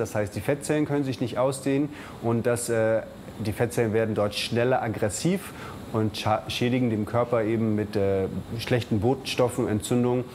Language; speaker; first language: German; native; German